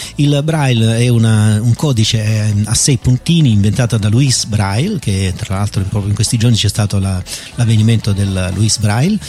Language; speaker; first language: Italian; native; Italian